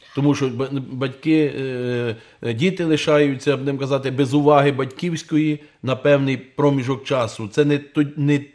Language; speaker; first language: Ukrainian; native; Ukrainian